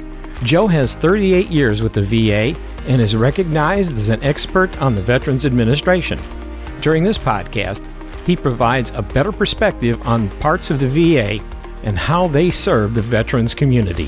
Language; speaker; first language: English; native; English